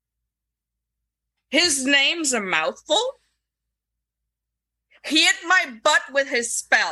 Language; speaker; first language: English; non-native, fluent; French